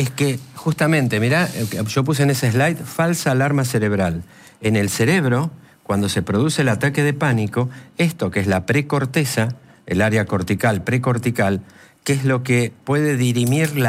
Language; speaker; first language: Spanish; native; Spanish